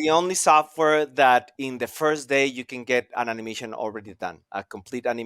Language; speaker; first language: English; non-native, fluent; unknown